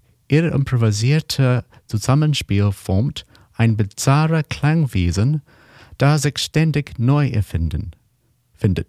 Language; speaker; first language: German; non-native, learner; English